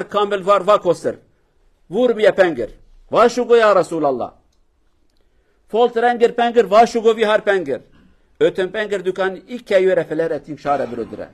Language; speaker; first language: Norwegian; non-native, learner; Kurdish